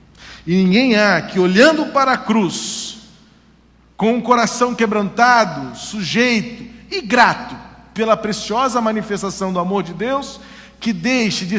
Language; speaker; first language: Portuguese; native; Portuguese